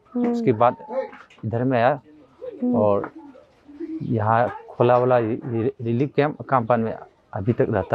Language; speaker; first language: Hindi; non-native, local second language; Manipuri